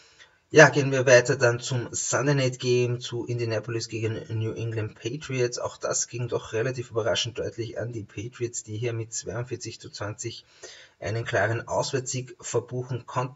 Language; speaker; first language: German; native; German